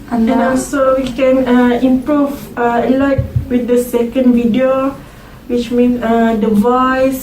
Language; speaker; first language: English; non-native, local second language; Malay